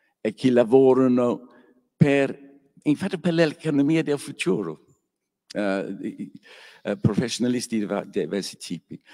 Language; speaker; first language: Italian; non-native, learner; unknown